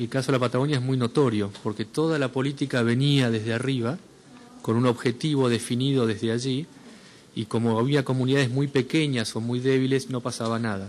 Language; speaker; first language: Spanish; native; Spanish